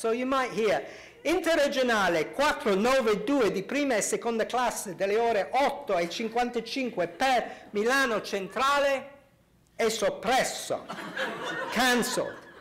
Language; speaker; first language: Italian; non-native, fluent; English